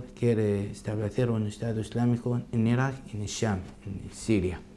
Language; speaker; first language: Spanish; non-native, learner; Arabic